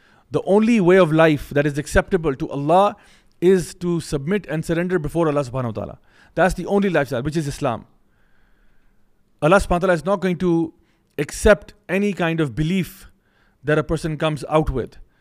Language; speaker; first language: English; non-native, local second language; Urdu